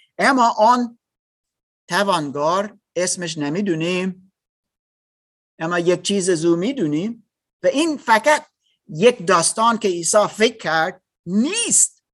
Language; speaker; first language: Persian; non-native, learner; German